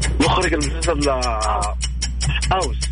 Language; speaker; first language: Arabic; native; Arabic